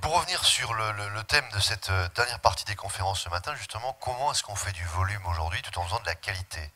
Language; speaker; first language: French; native; French